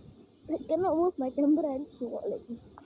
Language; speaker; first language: English; non-native, local second language; Malay